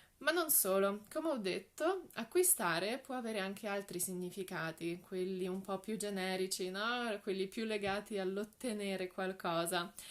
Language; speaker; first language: Italian; non-native, fluent; Polish